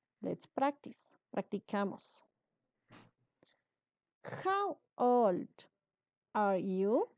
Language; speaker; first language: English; non-native, learner; Spanish